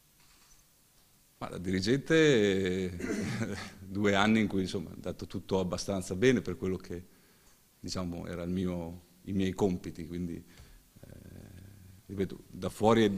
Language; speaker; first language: Italian; native; Italian